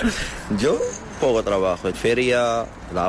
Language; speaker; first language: Spanish; non-native, learner; Arabic